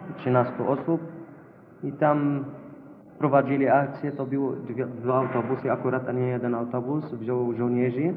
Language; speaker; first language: Polish; non-native, learner; Arabic